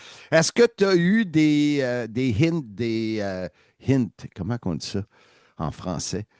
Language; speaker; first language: French; native; French